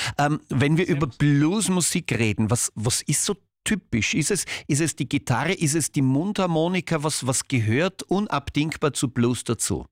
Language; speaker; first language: German; native; German